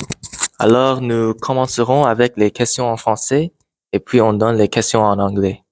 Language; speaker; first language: French; non-native, learner; English